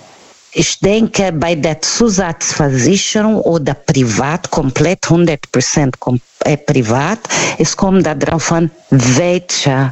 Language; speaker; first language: German; non-native, learner; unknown